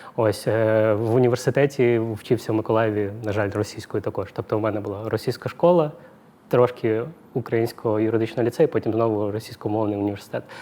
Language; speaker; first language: Ukrainian; non-native, local second language; Russian